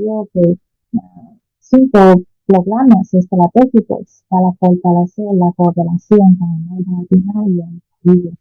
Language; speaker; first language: Spanish; non-native, fluent; Chinese